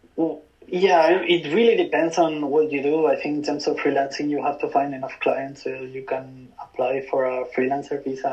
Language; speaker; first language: English; non-native, fluent; Spanish